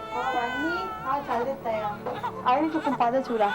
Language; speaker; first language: Korean; non-native, learner; Sinhala